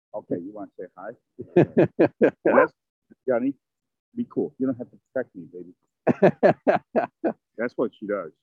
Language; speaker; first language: English; early bilingual, other home language; Vietnamese